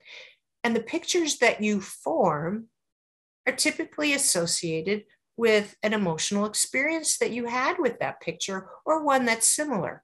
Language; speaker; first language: English; native; English